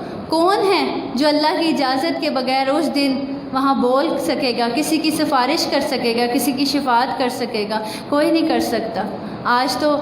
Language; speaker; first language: Urdu; native; Urdu